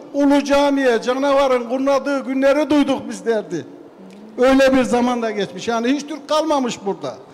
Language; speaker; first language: Turkish; native; Turkish